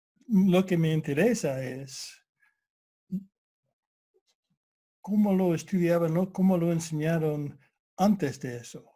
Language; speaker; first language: Spanish; non-native, fluent; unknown